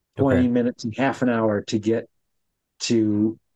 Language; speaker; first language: English; native; English